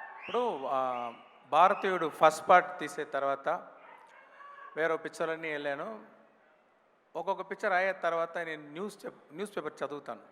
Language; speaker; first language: Telugu; non-native, local second language; Tamil